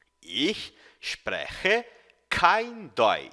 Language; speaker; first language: German; non-native, fluent; Portuguese